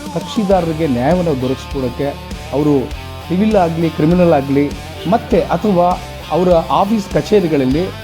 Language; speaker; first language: Kannada; native; Kannada